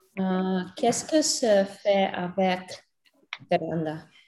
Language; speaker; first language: French; non-native, learner; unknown